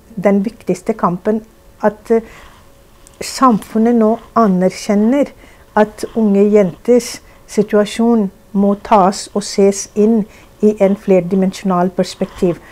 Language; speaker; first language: Norwegian; non-native, fluent; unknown